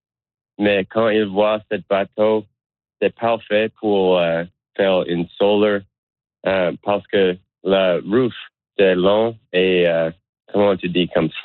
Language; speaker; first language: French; non-native, learner; English